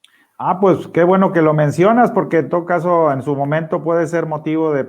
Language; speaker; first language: Spanish; native; Spanish